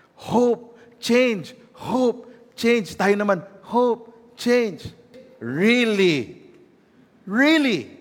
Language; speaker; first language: English; non-native, local second language; Filipino